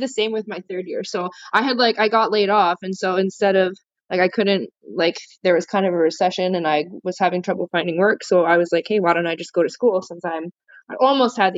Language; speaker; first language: English; native; English